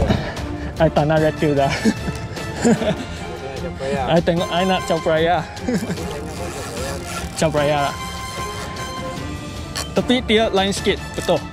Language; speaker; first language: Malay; non-native, local second language; Chinese